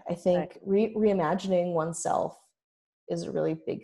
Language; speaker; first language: English; native; English